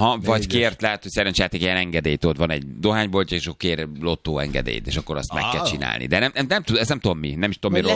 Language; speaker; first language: Hungarian; native; Hungarian